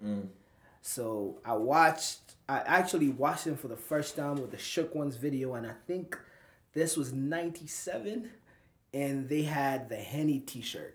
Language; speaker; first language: English; non-native, local second language; Ganda